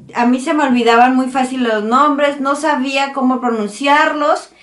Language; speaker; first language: Spanish; native; Spanish